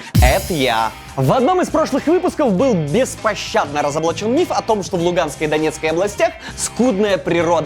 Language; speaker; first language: Russian; native; Russian